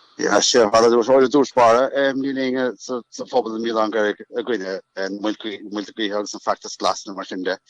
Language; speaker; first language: Irish; native; Irish